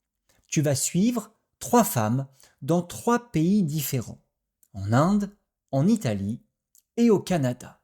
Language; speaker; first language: French; native; French